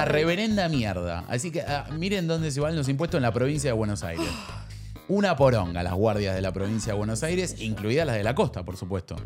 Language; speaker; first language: Spanish; native; Spanish